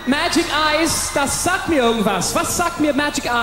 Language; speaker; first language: German; native; German